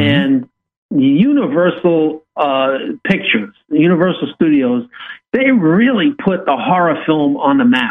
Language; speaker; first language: English; native; English